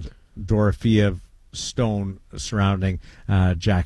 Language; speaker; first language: English; native; English